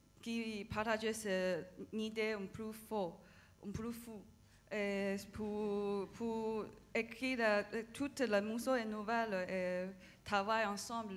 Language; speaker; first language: French; non-native, learner; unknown